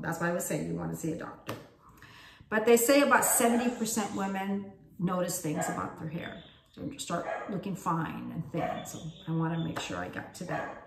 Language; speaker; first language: English; native; English